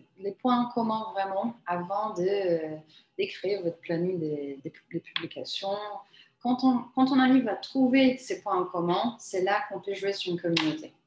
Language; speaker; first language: French; non-native, fluent; Portuguese